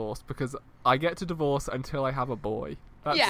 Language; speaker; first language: English; native; English